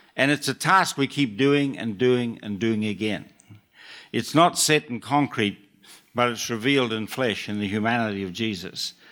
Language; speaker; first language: English; native; English